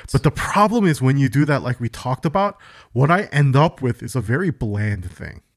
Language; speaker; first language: English; early bilingual, other home language; Korean